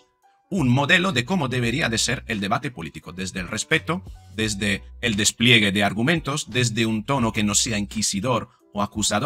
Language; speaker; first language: Spanish; native; Spanish